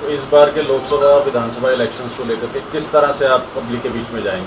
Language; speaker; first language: Hindi; native; Hindi